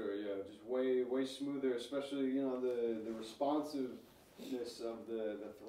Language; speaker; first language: English; native; English